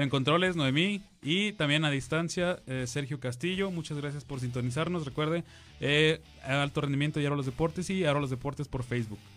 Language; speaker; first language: Spanish; native; Spanish